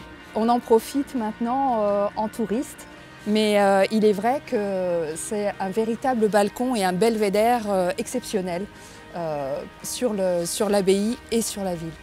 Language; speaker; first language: French; native; French